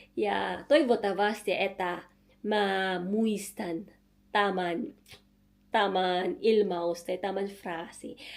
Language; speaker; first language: Finnish; non-native, learner; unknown